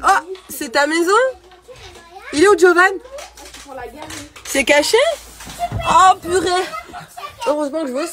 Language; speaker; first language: French; native; French